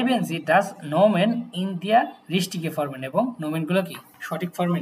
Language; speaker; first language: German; non-native, fluent; Bangla